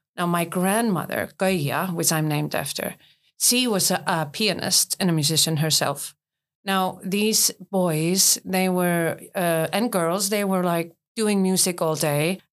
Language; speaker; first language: English; non-native, fluent; Icelandic